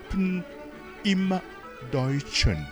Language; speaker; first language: German; non-native, fluent; Rundi